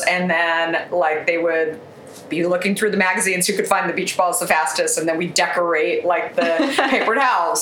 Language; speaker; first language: English; native; English